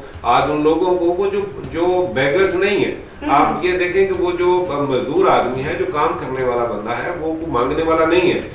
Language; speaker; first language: Urdu; native; Urdu